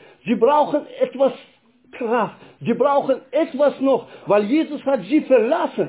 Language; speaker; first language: German; non-native, fluent; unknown